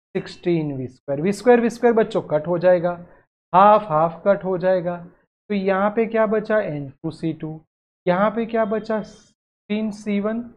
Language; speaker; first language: Hindi; non-native, local second language; Gujarati